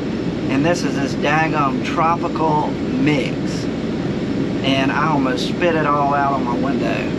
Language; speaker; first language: English; native; English